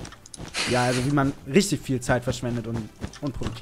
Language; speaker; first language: German; native; German